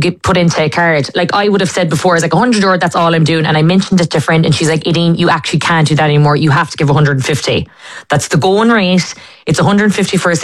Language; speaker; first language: English; native; English